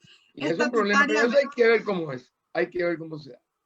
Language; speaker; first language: Spanish; native; Spanish